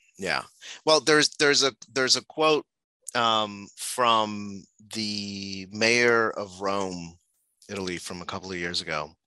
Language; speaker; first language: English; non-native, local second language; Spanish